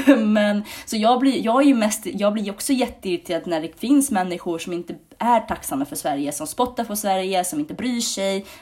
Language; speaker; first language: Swedish; early bilingual, other home language; Hungarian